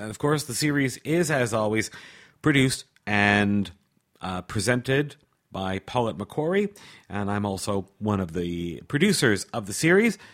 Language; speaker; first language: English; native; English